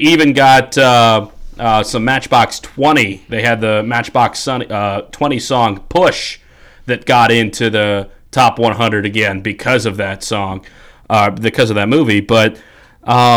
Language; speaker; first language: English; native; English